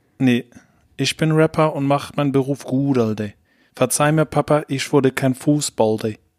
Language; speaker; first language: German; native; German